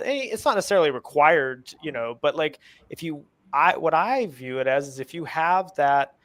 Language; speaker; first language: English; native; English